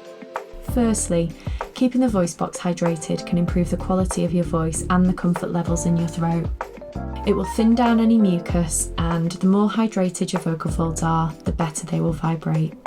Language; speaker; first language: English; native; English